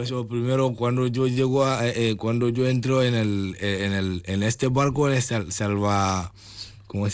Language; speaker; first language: Spanish; non-native, learner; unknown